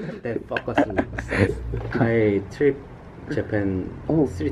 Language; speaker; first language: English; non-native, learner; Korean